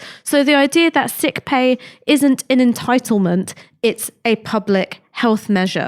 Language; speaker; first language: English; native; English